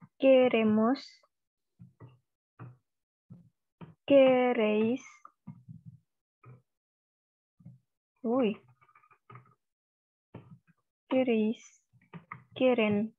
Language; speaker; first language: Spanish; non-native, learner; Indonesian